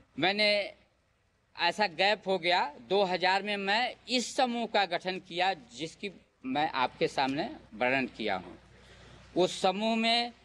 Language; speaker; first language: Hindi; native; Hindi